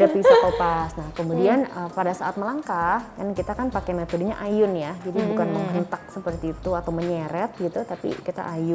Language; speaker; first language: Indonesian; native; Indonesian